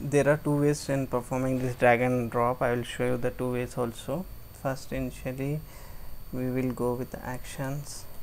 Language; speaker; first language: English; non-native, local second language; Telugu